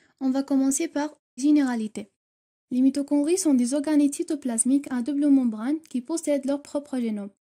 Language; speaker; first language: French; non-native, local second language; Arabic